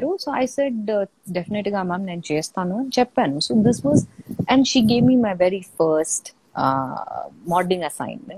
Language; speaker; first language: Telugu; non-native, fluent; Malayalam